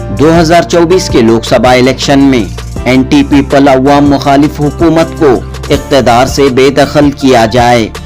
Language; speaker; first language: Hindi; non-native, local second language; Urdu